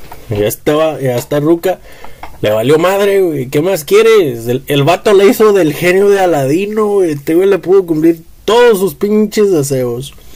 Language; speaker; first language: Spanish; early bilingual, heritage; Spanish